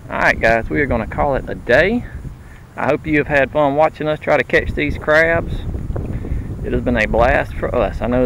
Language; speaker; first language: English; native; English